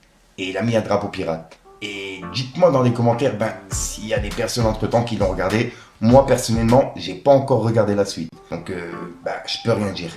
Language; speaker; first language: French; native; French